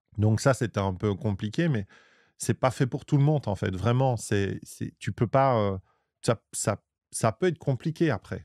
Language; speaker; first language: French; native; French